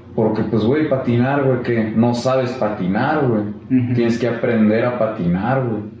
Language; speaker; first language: Spanish; native; Spanish